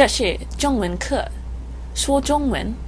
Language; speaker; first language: Chinese; non-native, learner; English